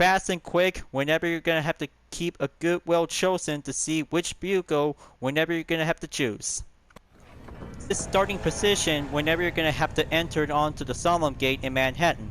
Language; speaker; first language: English; non-native, fluent; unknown